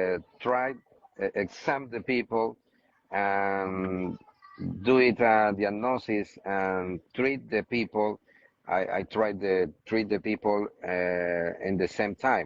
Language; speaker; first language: English; non-native, learner; Spanish